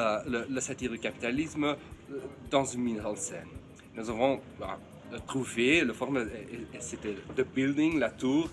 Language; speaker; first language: French; non-native, fluent; Dutch